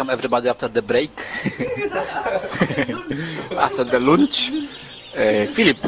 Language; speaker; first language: English; non-native, learner; Polish